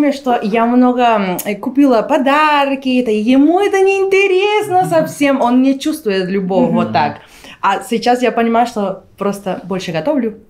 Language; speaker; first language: Russian; non-native, fluent; Spanish